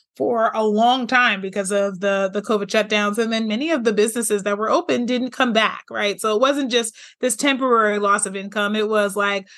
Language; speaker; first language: English; native; English